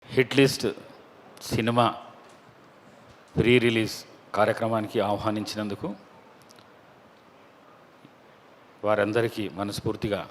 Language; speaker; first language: Telugu; native; Telugu